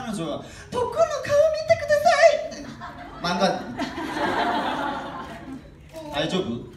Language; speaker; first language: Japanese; non-native, learner; Korean